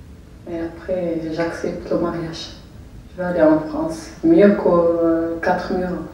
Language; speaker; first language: French; non-native, learner; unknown